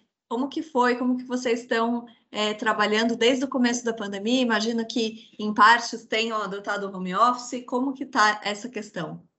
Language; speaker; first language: Portuguese; native; Portuguese